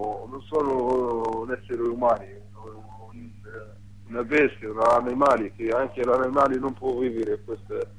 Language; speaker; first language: Italian; non-native, learner; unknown